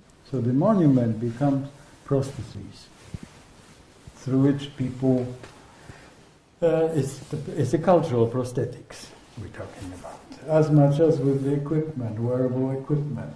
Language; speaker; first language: English; non-native, fluent; Polish